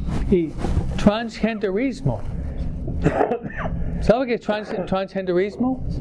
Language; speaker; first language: Spanish; non-native, fluent; English